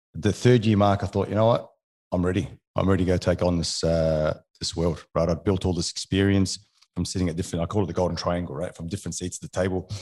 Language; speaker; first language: English; non-native, fluent; French